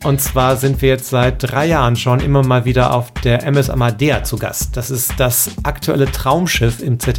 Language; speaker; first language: German; native; German